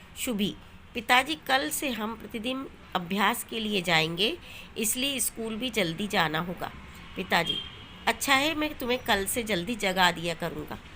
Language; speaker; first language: Hindi; native; Hindi